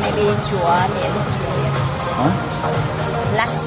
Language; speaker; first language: English; non-native, learner; Vietnamese